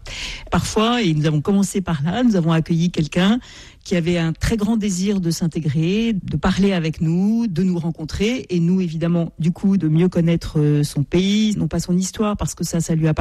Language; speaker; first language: French; native; French